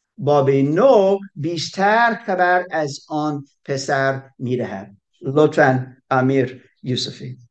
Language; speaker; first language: Persian; non-native, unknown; English